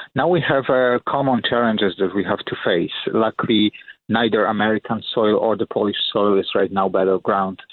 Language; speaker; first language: English; non-native, fluent; Polish